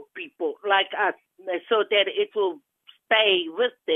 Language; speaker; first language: English; non-native, fluent; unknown